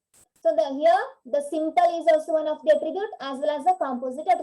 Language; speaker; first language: English; non-native, local second language; Kannada